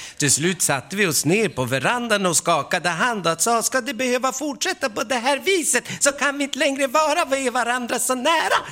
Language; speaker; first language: Swedish; native; Swedish